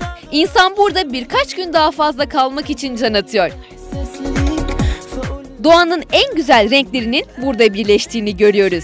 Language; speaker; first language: Turkish; native; Turkish